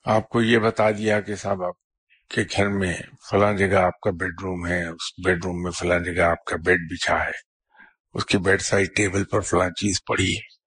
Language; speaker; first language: Urdu; native; Urdu